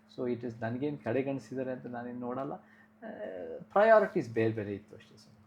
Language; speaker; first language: Kannada; early bilingual, heritage; Kannada